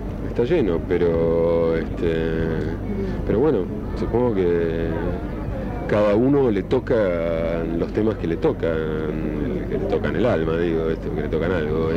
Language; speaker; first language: Spanish; native; Spanish